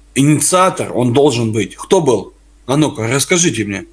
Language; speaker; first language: Russian; native; Russian